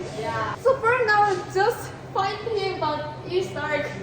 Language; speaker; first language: English; non-native, learner; Korean